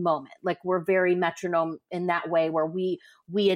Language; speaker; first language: English; native; English